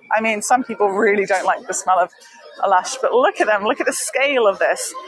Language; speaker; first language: English; native; English